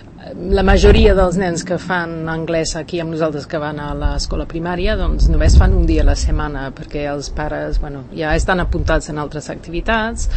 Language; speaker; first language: Catalan; non-native, fluent; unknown